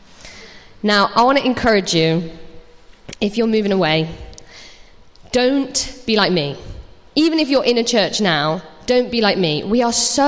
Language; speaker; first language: English; native; English